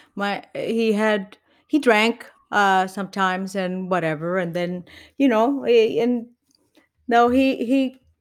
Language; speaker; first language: English; non-native, fluent; Spanish